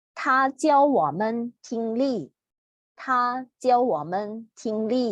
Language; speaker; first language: Chinese; non-native, fluent; Thai